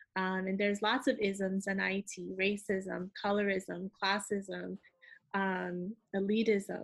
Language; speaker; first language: English; early bilingual, other home language; Haitian Creole